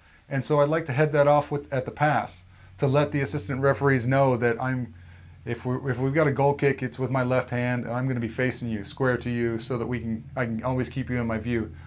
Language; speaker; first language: English; native; English